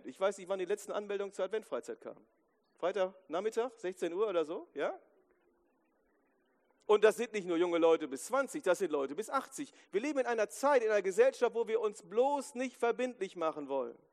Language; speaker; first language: German; native; German